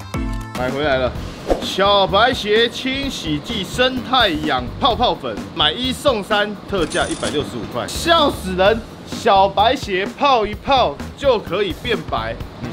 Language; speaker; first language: Chinese; native; Chinese